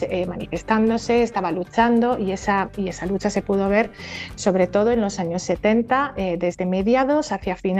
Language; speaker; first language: Spanish; native; Spanish